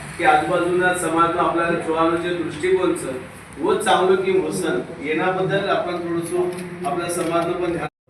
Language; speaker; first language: Marathi; non-native, local second language; Rajasthani